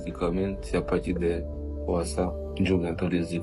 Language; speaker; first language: Indonesian; non-native, learner; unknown